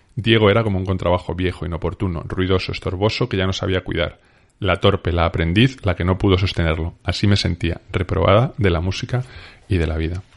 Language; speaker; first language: Spanish; native; Spanish